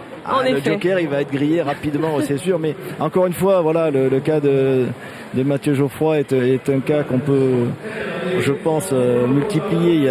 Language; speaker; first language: French; native; French